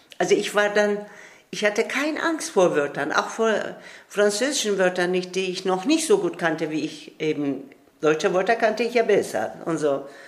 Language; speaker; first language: German; non-native, fluent; Turkish